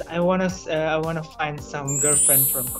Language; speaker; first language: English; non-native, learner; Indonesian